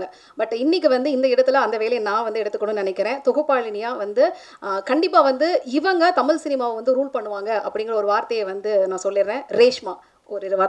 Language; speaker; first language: Tamil; native; Tamil